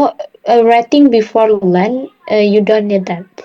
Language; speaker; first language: English; non-native, learner; Indonesian